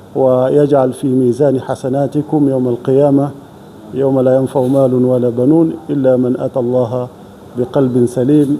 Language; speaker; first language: Arabic; non-native, fluent; Swahili